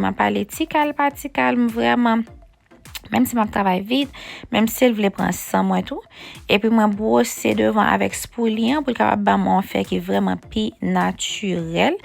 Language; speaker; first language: French; non-native, learner; Haitian Creole